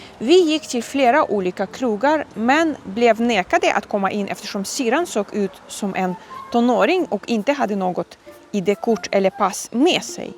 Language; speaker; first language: Swedish; non-native, fluent; Ukrainian